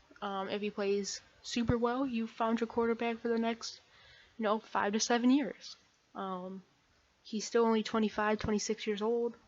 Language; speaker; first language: English; native; English